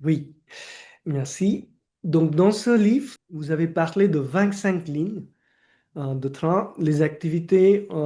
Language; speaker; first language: French; non-native, fluent; Marathi